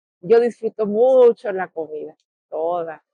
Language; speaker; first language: Spanish; native; Spanish